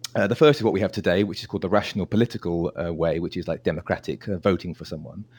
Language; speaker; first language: English; native; English